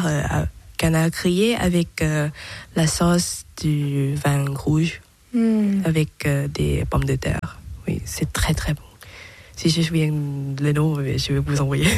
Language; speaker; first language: French; non-native, learner; Thai